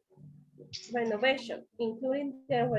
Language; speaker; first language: English; non-native, learner; Spanish